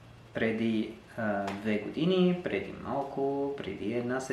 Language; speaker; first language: Bulgarian; non-native, learner; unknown